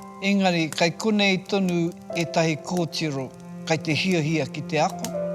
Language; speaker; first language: Māori; native; Māori